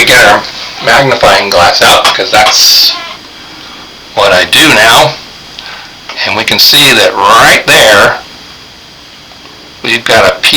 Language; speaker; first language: English; native; English